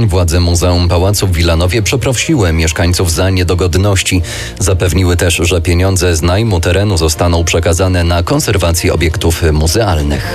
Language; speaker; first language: Polish; native; Polish